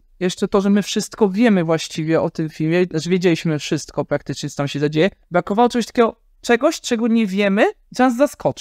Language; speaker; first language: Polish; native; Polish